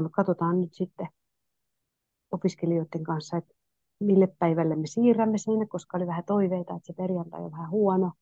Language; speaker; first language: Finnish; native; Finnish